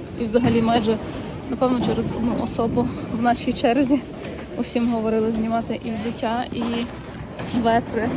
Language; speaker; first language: Ukrainian; native; Ukrainian